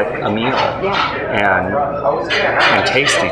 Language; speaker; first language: English; native; English